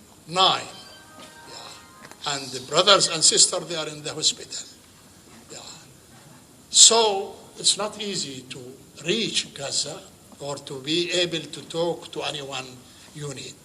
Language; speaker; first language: English; non-native, fluent; Arabic